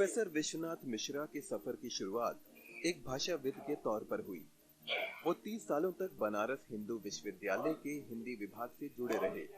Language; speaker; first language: Hindi; native; Hindi